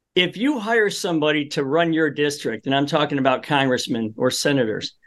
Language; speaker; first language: English; early bilingual, other home language; Polish